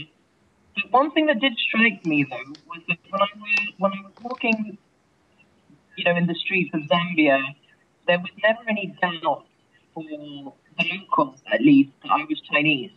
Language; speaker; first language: English; native; English